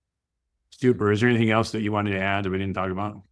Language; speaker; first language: English; native; English